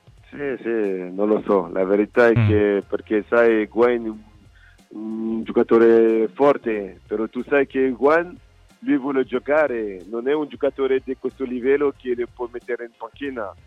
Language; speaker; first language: Italian; non-native, fluent; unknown